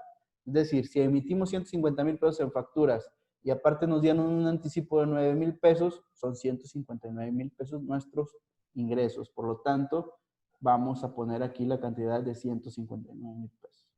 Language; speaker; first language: Spanish; native; Spanish